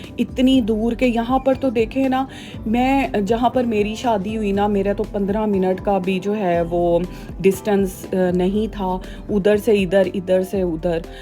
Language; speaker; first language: Urdu; native; Urdu